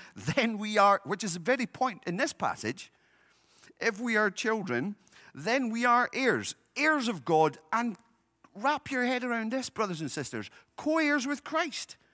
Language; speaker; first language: English; native; English